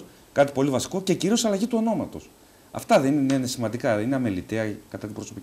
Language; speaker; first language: Greek; native; Greek